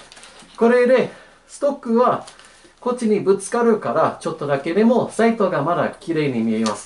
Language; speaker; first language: Japanese; non-native, learner; English